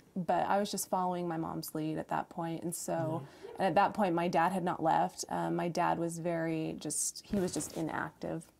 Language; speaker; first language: English; native; English